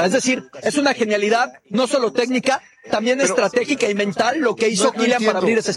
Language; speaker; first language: Spanish; native; Spanish